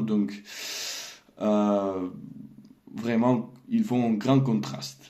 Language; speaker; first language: French; non-native, learner; Russian